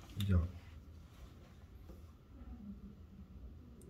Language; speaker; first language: Japanese; non-native, learner; Hindi